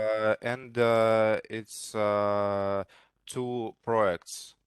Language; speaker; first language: English; non-native, learner; Russian